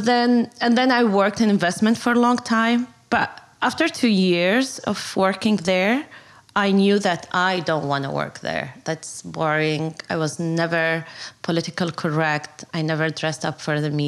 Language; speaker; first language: English; non-native, fluent; Arabic